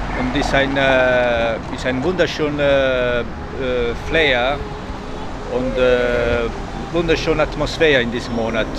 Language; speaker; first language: German; non-native, learner; Italian